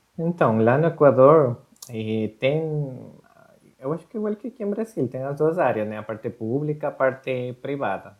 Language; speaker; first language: Portuguese; non-native, fluent; Spanish